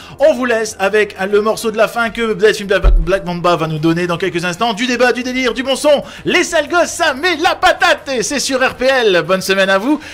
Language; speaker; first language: French; native; French